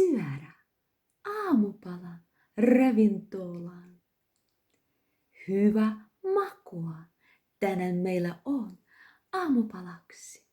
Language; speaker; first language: Finnish; non-native, learner; Russian